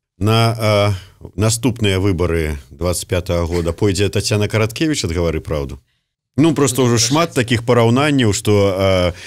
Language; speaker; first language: Belarusian; non-native, local second language; Russian